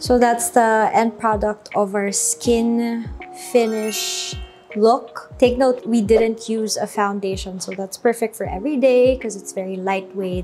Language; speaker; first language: English; non-native, local second language; Filipino